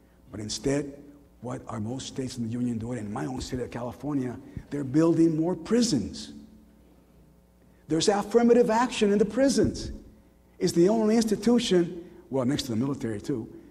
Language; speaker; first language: English; early bilingual, other home language; Spanish